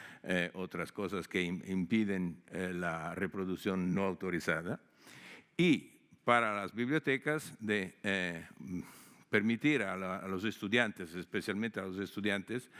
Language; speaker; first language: Spanish; non-native, fluent; Italian